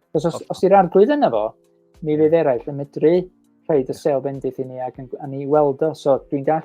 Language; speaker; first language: Welsh; native; Welsh